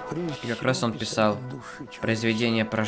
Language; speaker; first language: Russian; native; Russian